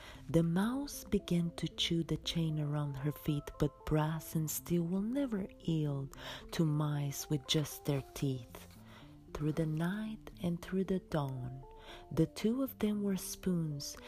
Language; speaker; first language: English; non-native, fluent; Romanian